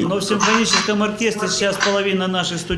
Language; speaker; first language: Russian; native; Russian